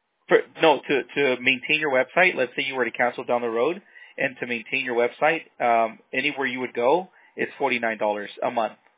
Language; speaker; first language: English; early bilingual, other home language; Spanish